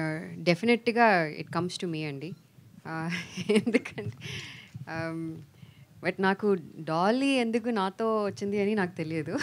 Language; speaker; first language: Telugu; non-native, fluent; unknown